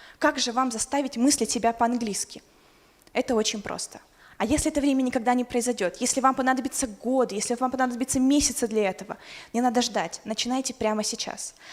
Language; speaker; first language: Russian; native; Russian